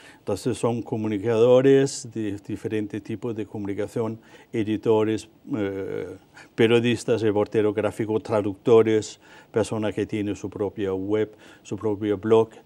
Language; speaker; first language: Spanish; non-native, fluent; Danish